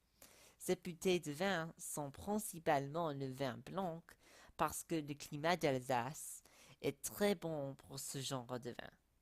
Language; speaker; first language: French; non-native, learner; English